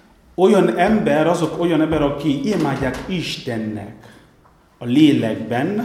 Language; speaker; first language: Hungarian; non-native, fluent; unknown